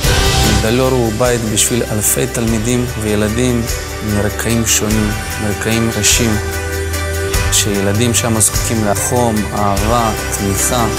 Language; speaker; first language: Hebrew; non-native, fluent; Russian